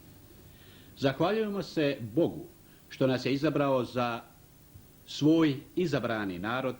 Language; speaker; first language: Croatian; native; Croatian